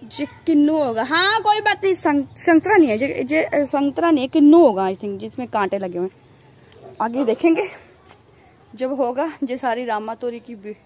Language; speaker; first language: Hindi; non-native, local second language; Punjabi